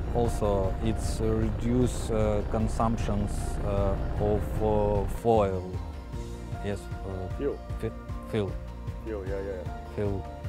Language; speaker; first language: English; non-native, learner; Ukrainian